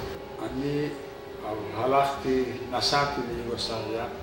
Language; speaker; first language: Hebrew; non-native, fluent; Hungarian